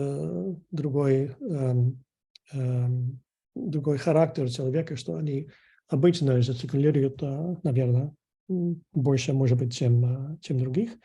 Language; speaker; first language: Russian; non-native, fluent; English